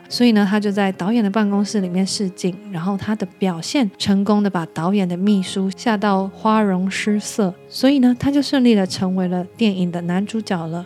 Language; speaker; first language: Chinese; native; Chinese